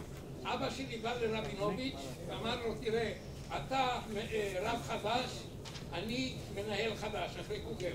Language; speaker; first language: Hebrew; non-native, fluent; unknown